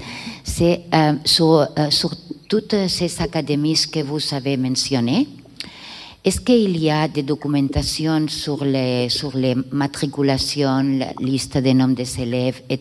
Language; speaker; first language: French; non-native, learner; Catalan